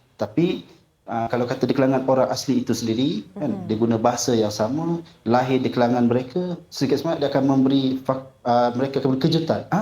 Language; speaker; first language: Malay; non-native, local second language; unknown